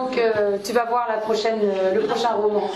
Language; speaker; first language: French; native; French